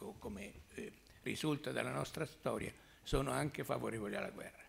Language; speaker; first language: Italian; native; Italian